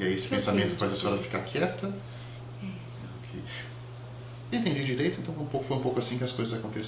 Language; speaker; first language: Portuguese; native; Portuguese